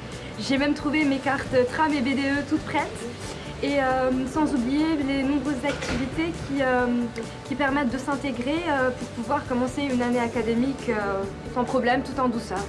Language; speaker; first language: French; non-native, local second language; Arabic